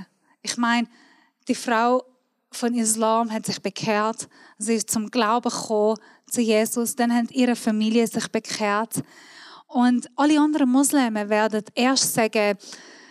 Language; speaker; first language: German; non-native, fluent; Persian